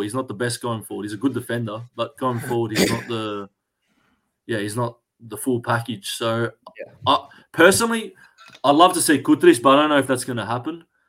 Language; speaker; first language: English; early bilingual, other home language; Greek